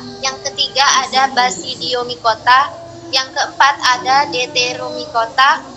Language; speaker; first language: Indonesian; native; Indonesian